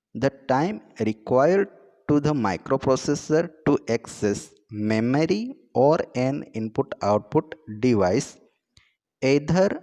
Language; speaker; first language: English; non-native, local second language; Gujarati